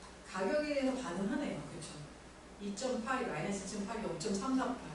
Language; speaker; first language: Korean; native; Korean